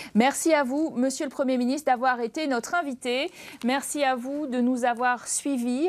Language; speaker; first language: French; native; French